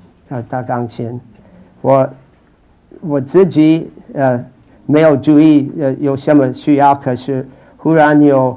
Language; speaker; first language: Chinese; non-native, fluent; English